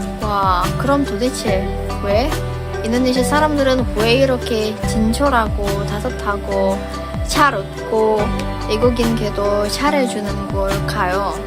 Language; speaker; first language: Korean; non-native, fluent; Indonesian